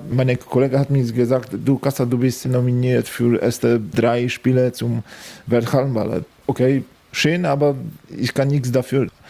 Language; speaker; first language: German; non-native, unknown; Polish